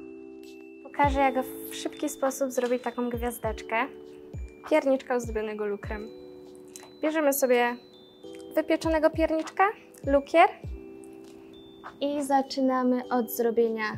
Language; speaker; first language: Polish; native; Polish